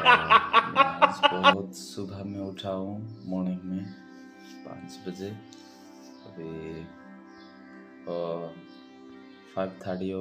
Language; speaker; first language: Hindi; non-native, local second language; Odia